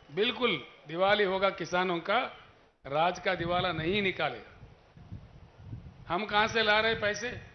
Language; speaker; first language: Hindi; non-native, local second language; Telugu